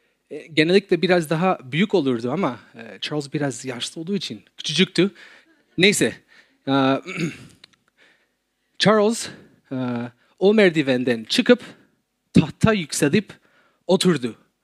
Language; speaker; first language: Turkish; non-native, fluent; English